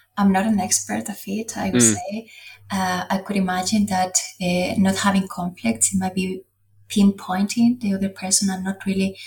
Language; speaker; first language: English; non-native, fluent; Spanish